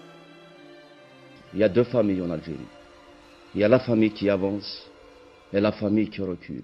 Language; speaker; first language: French; non-native, local second language; Kabyle